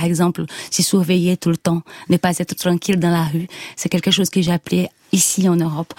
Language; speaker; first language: French; non-native, fluent; Portuguese